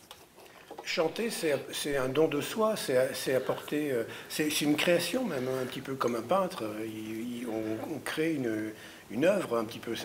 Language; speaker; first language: French; native; French